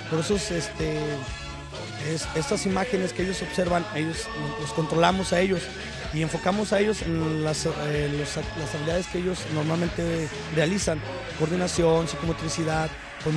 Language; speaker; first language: Spanish; native; Spanish